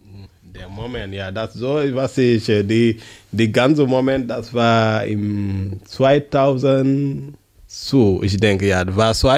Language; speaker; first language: German; non-native, learner; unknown